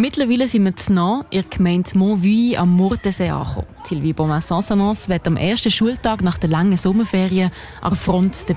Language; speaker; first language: German; native; German